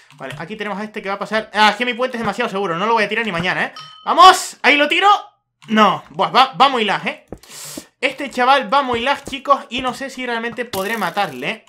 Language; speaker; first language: Spanish; native; Spanish